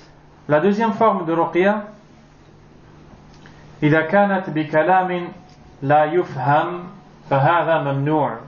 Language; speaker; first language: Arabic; non-native, fluent; French